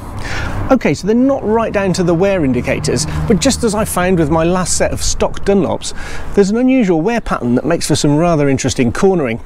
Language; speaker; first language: English; native; English